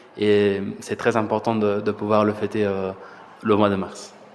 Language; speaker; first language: French; non-native, fluent; Spanish